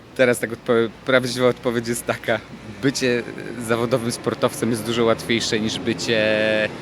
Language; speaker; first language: Polish; native; Polish